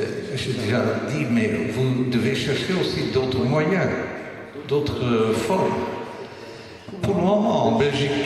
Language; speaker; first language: French; non-native, local second language; Dutch